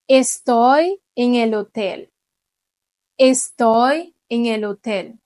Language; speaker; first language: Spanish; non-native, fluent; Haitian Creole